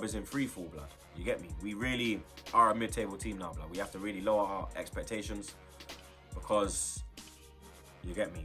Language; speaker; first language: English; native; English